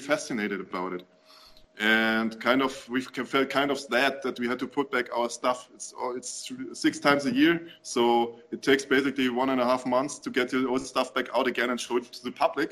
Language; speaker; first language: English; non-native, fluent; German